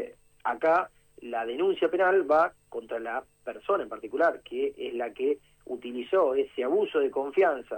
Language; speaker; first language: Spanish; native; Spanish